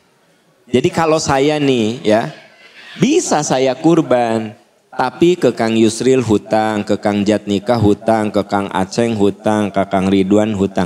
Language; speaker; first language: Indonesian; non-native, local second language; Sundanese